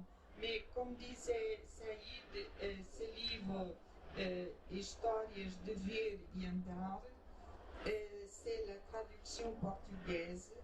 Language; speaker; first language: French; non-native, fluent; Portuguese